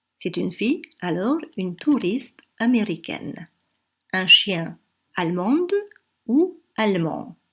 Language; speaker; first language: French; native; French